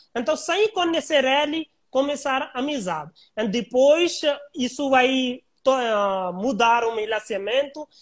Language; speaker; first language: Portuguese; non-native, learner; Hindi